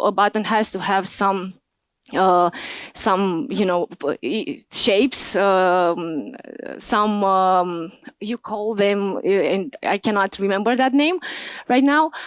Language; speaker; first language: English; non-native, fluent; Romanian